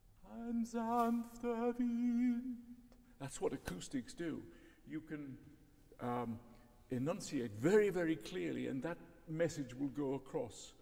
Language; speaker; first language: English; native; English